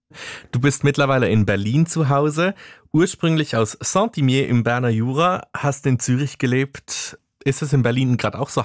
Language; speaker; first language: German; native; German